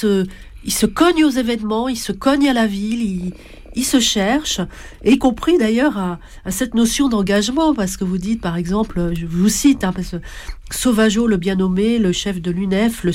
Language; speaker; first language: French; native; French